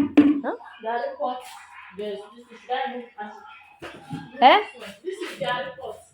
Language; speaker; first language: English; non-native, learner; Bangla